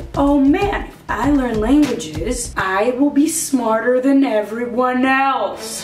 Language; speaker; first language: English; early bilingual, other home language; Portuguese